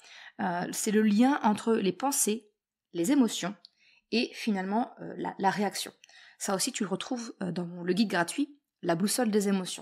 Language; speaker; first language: French; native; French